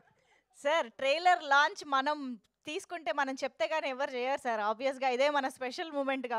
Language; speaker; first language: Telugu; native; Telugu